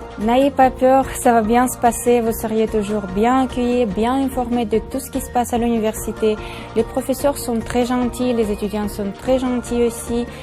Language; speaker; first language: French; non-native, fluent; Russian